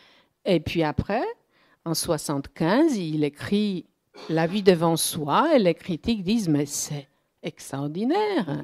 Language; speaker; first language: French; non-native, fluent; Polish